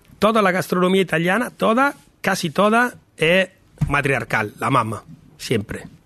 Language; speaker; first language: Spanish; non-native, fluent; Italian